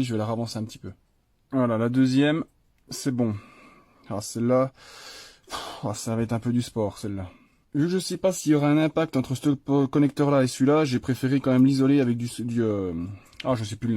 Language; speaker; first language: French; native; French